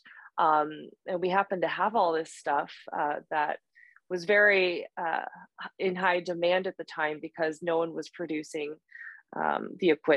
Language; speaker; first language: English; native; English